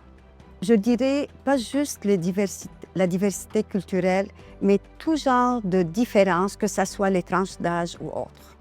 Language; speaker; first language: French; non-native, local second language; Arabic